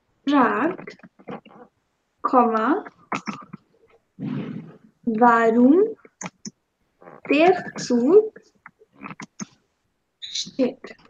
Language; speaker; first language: German; non-native, fluent; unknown